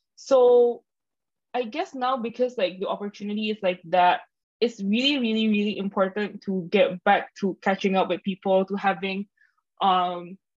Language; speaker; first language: English; non-native, fluent; Indonesian